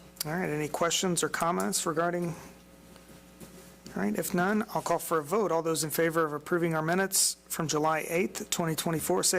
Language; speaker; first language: English; native; English